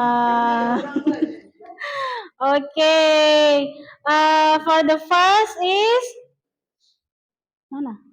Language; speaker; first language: English; non-native, learner; Indonesian